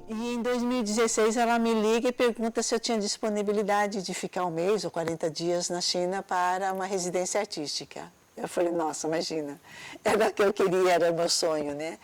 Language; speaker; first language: Portuguese; early bilingual, other home language; Cantonese